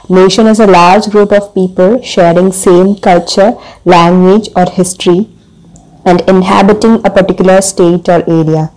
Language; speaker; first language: English; non-native, local second language; Malayalam